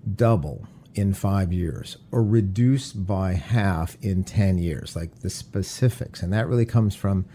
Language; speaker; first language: English; native; English